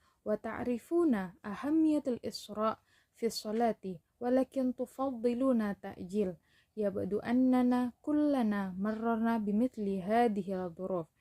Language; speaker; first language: Arabic; non-native, learner; Indonesian